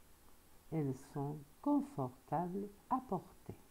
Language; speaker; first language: French; non-native, fluent; Spanish